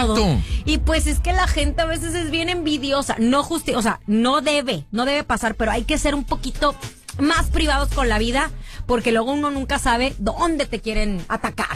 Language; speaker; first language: Spanish; native; Spanish